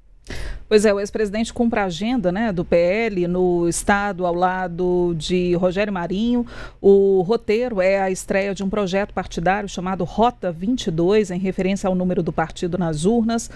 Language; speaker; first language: Portuguese; native; Portuguese